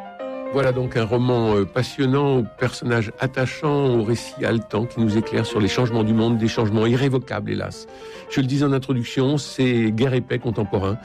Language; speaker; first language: French; native; French